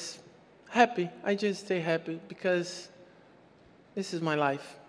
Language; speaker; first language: English; non-native, learner; Portuguese